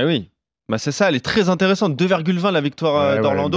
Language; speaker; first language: French; native; French